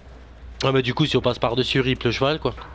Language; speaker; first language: French; native; French